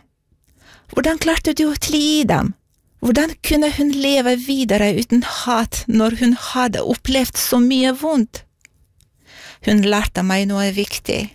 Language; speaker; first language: Norwegian; non-native, fluent; Romanian